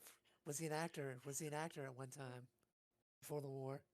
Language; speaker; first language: English; native; English